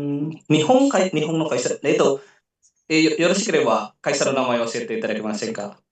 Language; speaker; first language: Japanese; non-native, fluent; Indonesian